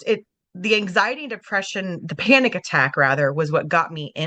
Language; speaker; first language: English; native; English